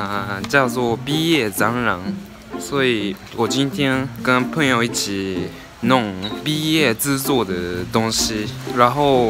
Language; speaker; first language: Chinese; non-native, fluent; Japanese